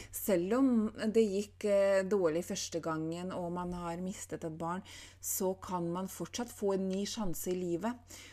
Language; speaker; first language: Norwegian; non-native, fluent; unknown